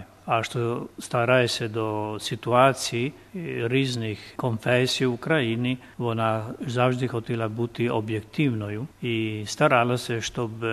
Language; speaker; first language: Ukrainian; non-native, fluent; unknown